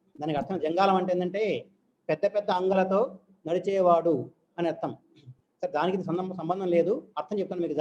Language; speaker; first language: Telugu; native; Telugu